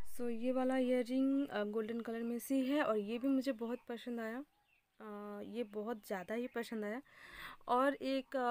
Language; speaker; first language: Hindi; non-native, local second language; Bangla